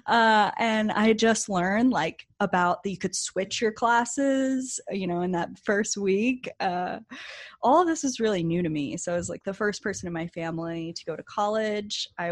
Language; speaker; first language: English; native; English